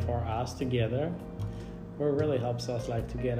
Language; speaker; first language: English; non-native, fluent; Amharic